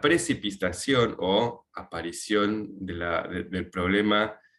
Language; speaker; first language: Spanish; native; Spanish